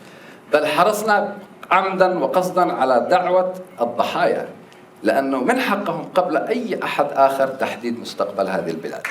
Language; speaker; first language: Arabic; native; Arabic